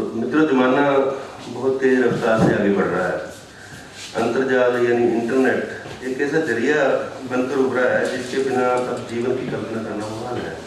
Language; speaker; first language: Hindi; native; Hindi